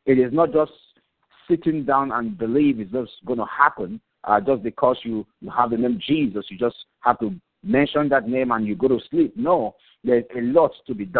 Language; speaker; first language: English; non-native, local second language; Yoruba